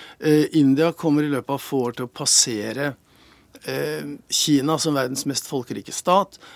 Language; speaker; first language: Norwegian; native; Norwegian